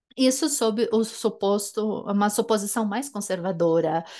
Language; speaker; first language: Portuguese; non-native, fluent; German